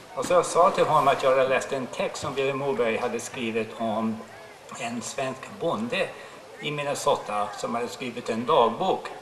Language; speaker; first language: Swedish; non-native, fluent; English